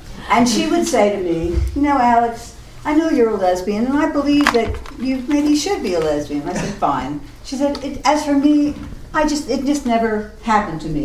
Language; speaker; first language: English; native; English